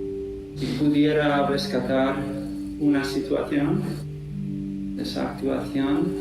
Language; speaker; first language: Spanish; non-native, fluent; English